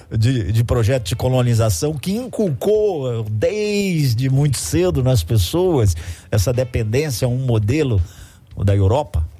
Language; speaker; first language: Portuguese; native; Portuguese